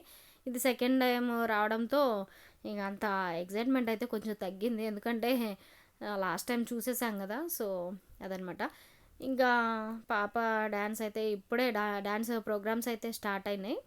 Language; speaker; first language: Telugu; native; Telugu